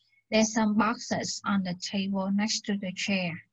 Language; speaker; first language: English; non-native, fluent; Vietnamese